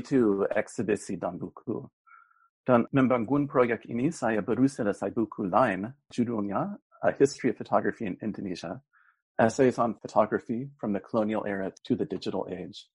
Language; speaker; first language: Indonesian; non-native, fluent; English